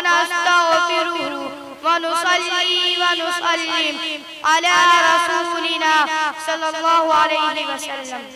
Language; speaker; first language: Arabic; non-native, learner; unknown